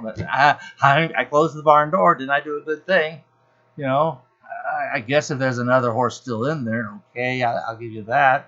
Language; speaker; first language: English; native; English